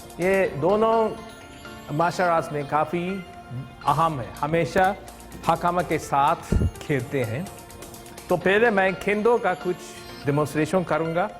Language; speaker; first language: Urdu; non-native, fluent; Japanese